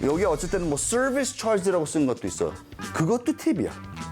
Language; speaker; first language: Korean; early bilingual, heritage; Korean